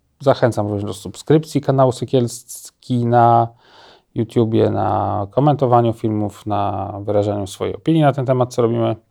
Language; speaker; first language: Polish; native; Polish